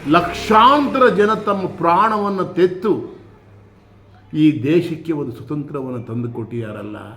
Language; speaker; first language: Kannada; native; Kannada